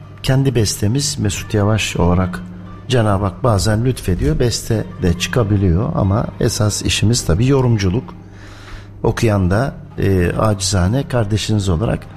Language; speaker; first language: Turkish; native; Turkish